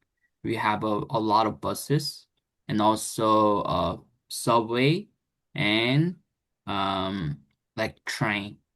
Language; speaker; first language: English; non-native, fluent; Korean